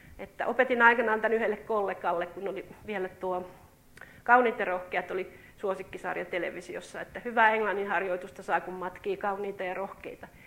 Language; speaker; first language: Finnish; native; Finnish